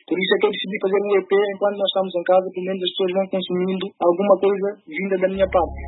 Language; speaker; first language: Portuguese; early bilingual, other home language; Upper Guinea Crioulo